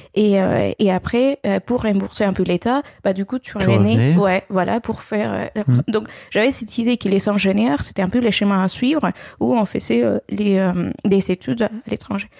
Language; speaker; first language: French; non-native, fluent; Spanish